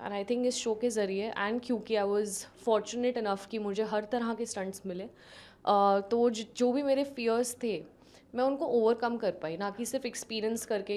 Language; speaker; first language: Hindi; native; Hindi